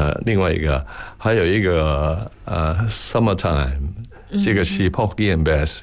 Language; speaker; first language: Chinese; non-native, local second language; Cantonese